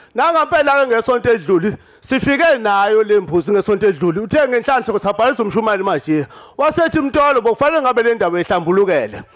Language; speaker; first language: Zulu; native; Zulu